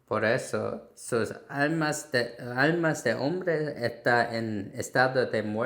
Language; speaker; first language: Spanish; non-native, fluent; Korean